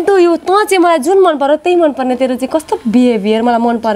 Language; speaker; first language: Nepali; native; Nepali